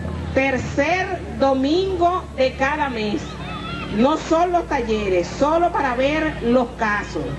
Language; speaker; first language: Spanish; native; Spanish